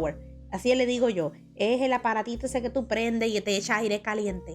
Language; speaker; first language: Spanish; early bilingual, heritage; Spanish